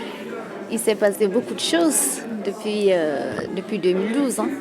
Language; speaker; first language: French; non-native, local second language; Fula